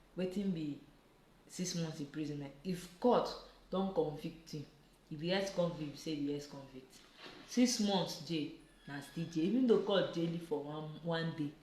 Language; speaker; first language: Nigerian Pidgin; native; Nigerian Pidgin